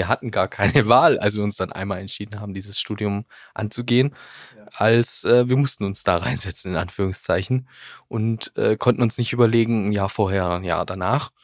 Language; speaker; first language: German; native; German